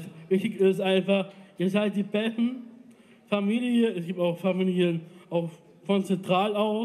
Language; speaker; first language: German; non-native, learner; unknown